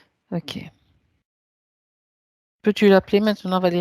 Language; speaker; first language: French; native; French